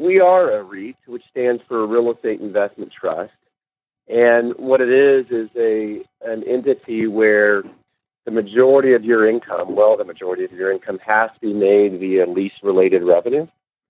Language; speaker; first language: English; native; English